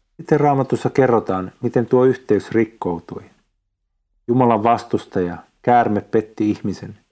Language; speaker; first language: Finnish; native; Finnish